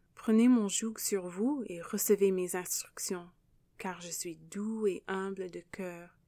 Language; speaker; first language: French; non-native, fluent; English